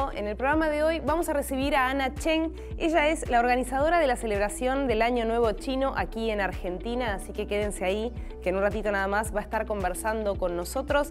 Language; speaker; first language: Spanish; native; Spanish